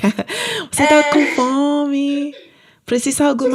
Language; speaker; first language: Portuguese; non-native, learner; English